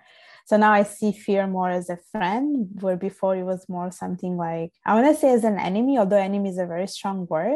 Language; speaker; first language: English; non-native, fluent; Italian